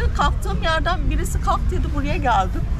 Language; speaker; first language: Turkish; native; Turkish